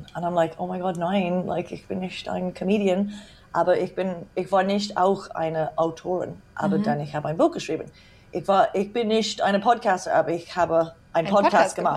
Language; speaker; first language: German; non-native, learner; English